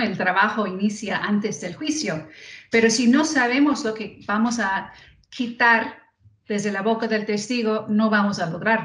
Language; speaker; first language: Spanish; non-native, fluent; English